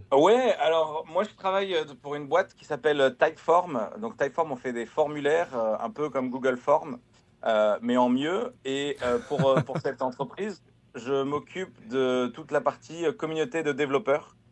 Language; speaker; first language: French; native; French